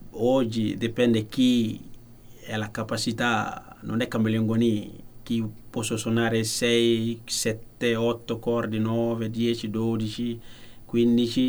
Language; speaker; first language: Italian; non-native, learner; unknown